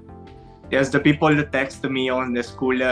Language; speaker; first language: English; non-native, learner; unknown